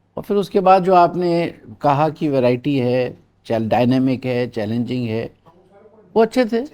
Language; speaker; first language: Hindi; native; Hindi